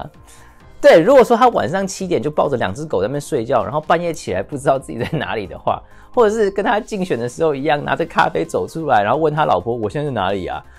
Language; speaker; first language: Chinese; native; Chinese